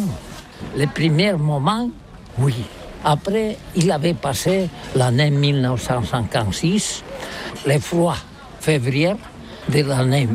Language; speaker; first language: French; non-native, learner; Catalan